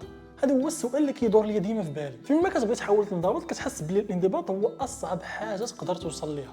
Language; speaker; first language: Arabic; native; Arabic